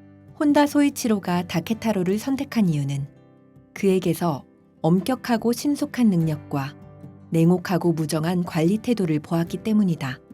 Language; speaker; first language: Korean; native; Korean